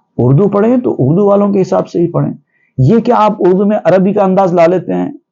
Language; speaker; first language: Urdu; native; Urdu